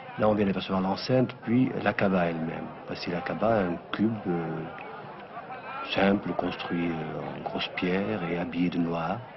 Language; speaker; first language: French; non-native, local second language; Arabic